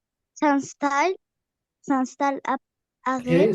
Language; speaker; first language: French; non-native, learner; Arabic